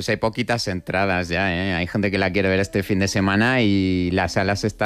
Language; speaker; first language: Spanish; native; Spanish